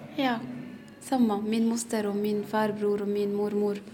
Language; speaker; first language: Swedish; non-native, learner; Arabic